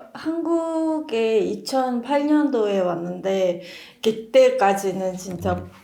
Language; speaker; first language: Korean; non-native, fluent; Mongolian